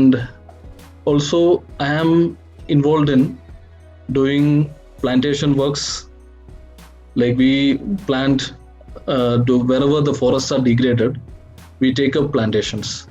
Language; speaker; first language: English; non-native, local second language; Malayalam